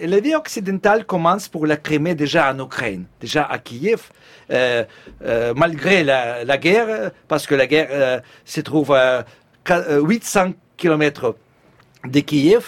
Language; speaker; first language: French; non-native, fluent; Russian